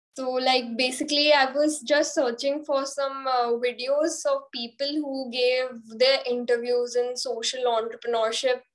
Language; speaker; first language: English; non-native, local second language; Hindi